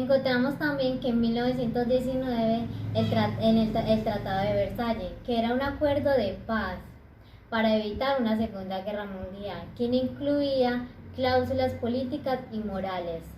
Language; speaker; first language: Spanish; native; Spanish